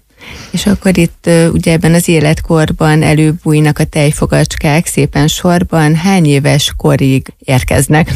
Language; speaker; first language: Hungarian; native; Hungarian